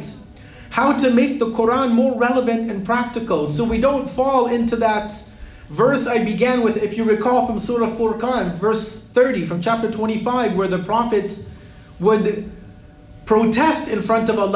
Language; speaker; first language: English; native; English